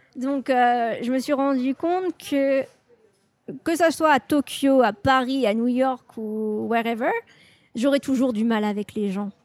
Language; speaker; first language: French; native; French